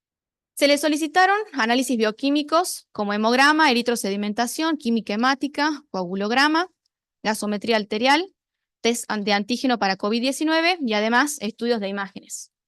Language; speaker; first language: Spanish; native; Spanish